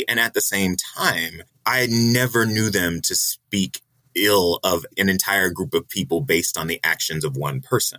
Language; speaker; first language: English; native; English